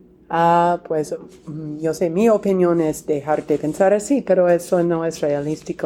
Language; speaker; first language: Spanish; non-native, fluent; English